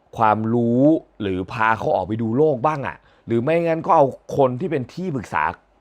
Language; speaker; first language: Thai; native; Thai